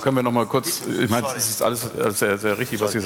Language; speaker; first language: German; native; German